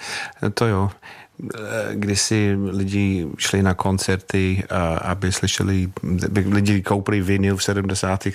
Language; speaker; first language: Czech; non-native, fluent; English